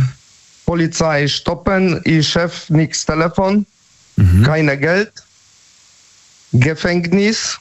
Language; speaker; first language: German; non-native, learner; Polish